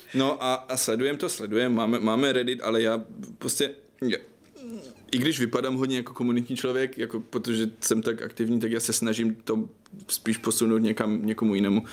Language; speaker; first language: Czech; non-native, fluent; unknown